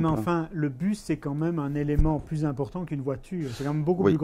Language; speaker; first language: French; native; French